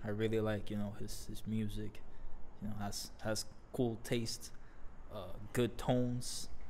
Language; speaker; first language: English; non-native, local second language; Spanish